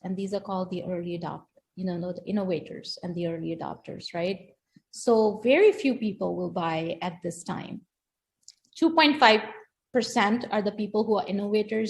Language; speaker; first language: English; non-native, local second language; Hindi